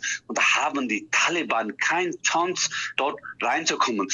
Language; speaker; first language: German; non-native, fluent; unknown